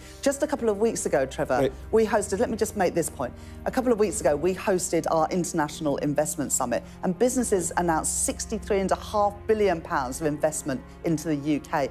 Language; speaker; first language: English; native; English